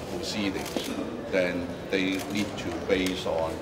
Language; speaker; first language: English; non-native, local second language; Chinese